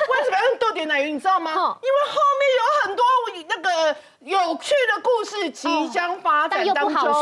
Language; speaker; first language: Chinese; native; Chinese